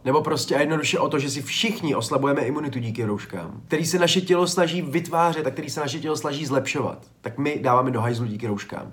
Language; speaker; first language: Czech; native; Czech